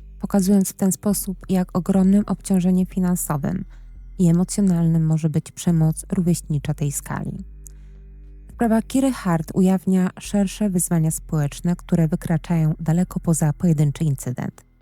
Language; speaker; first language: Polish; native; Polish